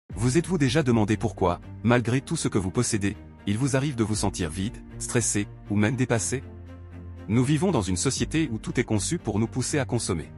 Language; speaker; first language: French; native; French